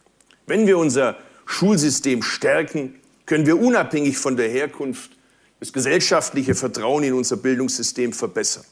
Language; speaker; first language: German; early bilingual, other home language; Turkish